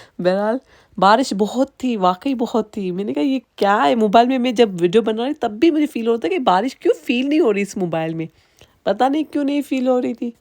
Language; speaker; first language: Urdu; non-native, local second language; Sindhi